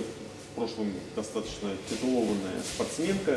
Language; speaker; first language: Russian; native; Russian